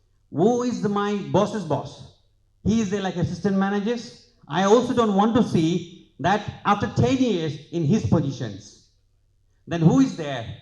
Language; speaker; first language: English; non-native, local second language; Bangla